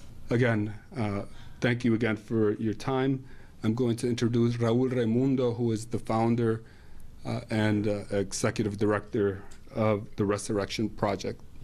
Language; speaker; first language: English; early bilingual, other home language; Spanish